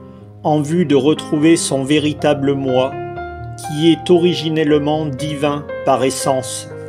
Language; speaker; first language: French; native; French